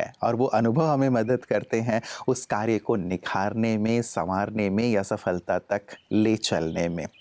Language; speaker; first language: Hindi; native; Hindi